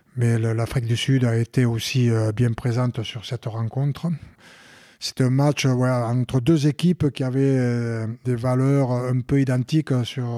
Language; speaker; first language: French; native; French